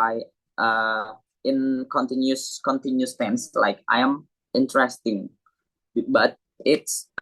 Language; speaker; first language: English; non-native, learner; Indonesian